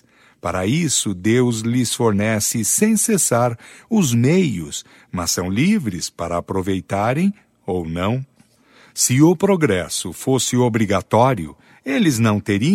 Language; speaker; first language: Portuguese; native; Portuguese